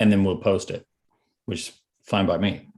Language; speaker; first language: English; native; English